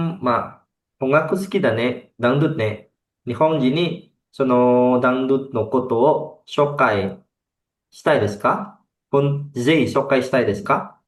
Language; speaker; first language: Japanese; non-native, fluent; Indonesian